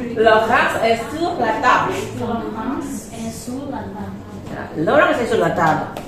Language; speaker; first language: French; non-native, fluent; Indonesian